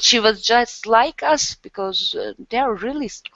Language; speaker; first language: English; non-native, learner; Turkish